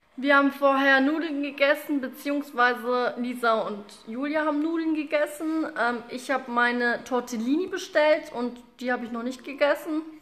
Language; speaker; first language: German; early bilingual, other home language; Russian